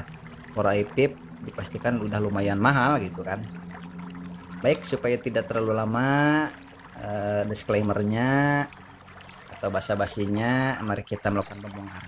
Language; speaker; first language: Indonesian; non-native, local second language; Sundanese